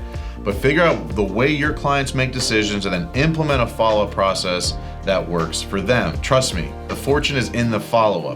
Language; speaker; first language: English; native; English